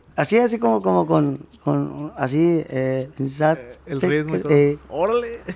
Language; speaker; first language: Spanish; native; Spanish